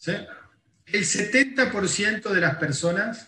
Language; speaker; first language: Spanish; native; Spanish